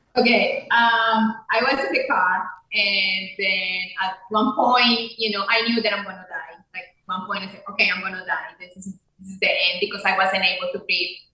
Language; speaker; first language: English; non-native, fluent; Spanish